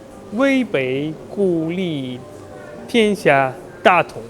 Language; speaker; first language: Chinese; non-native, fluent; Russian